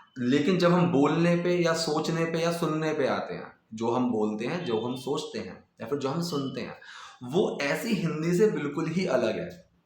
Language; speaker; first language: Hindi; native; Hindi